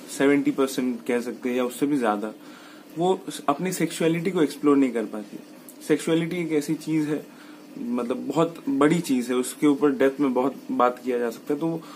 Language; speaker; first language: Hindi; non-native, local second language; Bangla